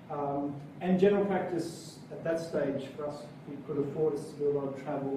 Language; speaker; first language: English; native; English